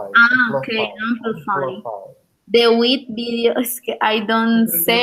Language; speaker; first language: English; non-native, learner; Spanish